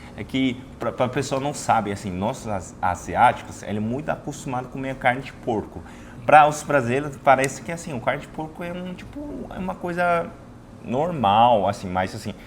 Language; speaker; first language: Portuguese; non-native, fluent; Chinese